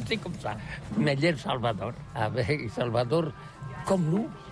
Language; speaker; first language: French; non-native, learner; Catalan